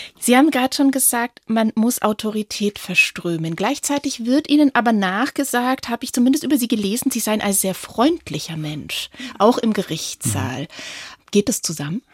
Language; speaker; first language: German; native; German